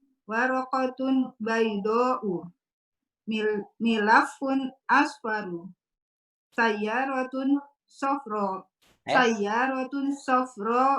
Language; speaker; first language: Arabic; non-native, learner; Indonesian